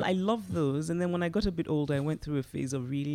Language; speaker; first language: English; non-native, local second language; Igbo